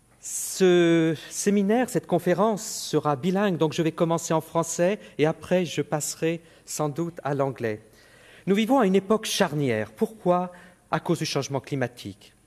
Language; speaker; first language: French; native; French